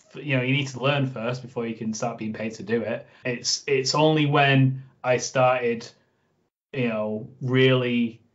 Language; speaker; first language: English; native; English